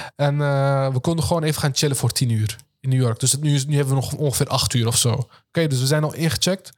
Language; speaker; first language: Dutch; early bilingual, other home language; Turkish